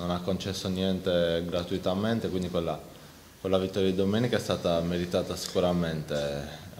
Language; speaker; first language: Italian; native; Italian